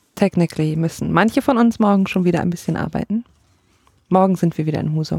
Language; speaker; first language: German; native; German